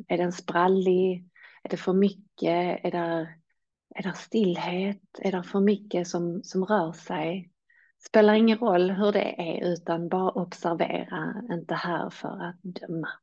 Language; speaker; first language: Swedish; native; Swedish